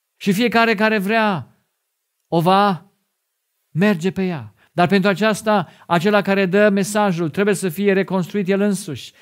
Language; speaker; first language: Romanian; non-native, fluent; German